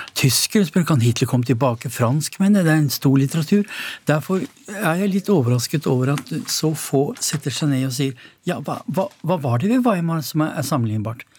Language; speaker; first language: Norwegian; native; Norwegian